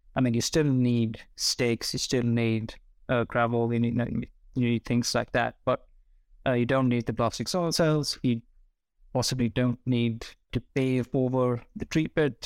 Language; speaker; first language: English; non-native, local second language; Hindi